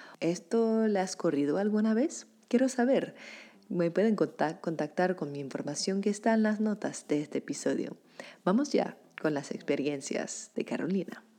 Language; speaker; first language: Spanish; non-native, fluent; English